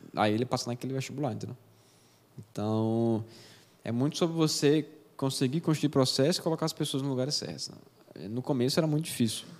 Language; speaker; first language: Portuguese; native; Portuguese